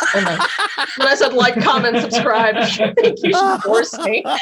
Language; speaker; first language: English; native; English